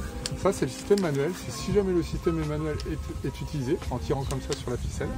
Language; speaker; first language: French; native; French